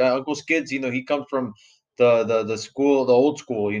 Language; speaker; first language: English; early bilingual, other home language; Spanish